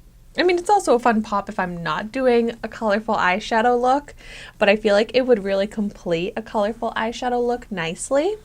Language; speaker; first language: English; native; English